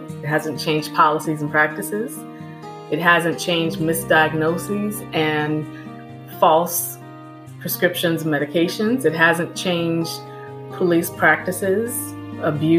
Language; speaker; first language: English; native; English